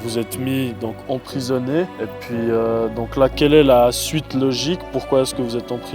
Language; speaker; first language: French; native; French